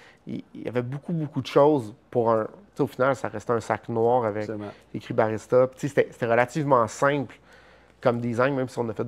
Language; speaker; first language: French; native; French